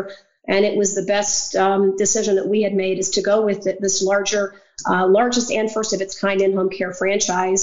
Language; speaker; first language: English; native; English